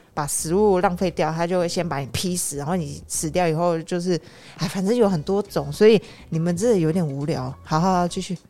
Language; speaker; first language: Chinese; native; Chinese